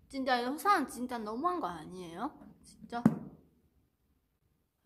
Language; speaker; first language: Korean; non-native, fluent; Chinese